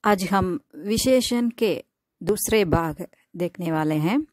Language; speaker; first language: Hindi; non-native, local second language; Tamil